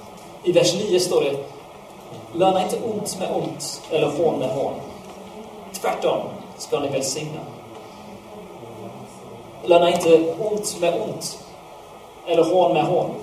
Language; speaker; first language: Swedish; non-native, fluent; English